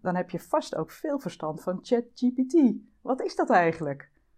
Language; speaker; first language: Dutch; native; Dutch